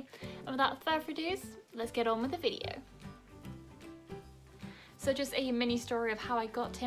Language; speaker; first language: English; native; English